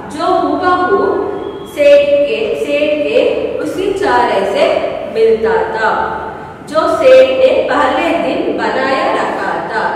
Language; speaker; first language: Hindi; non-native, local second language; Kannada